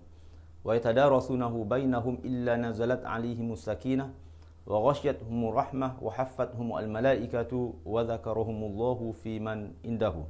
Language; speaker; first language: Arabic; non-native, fluent; Malay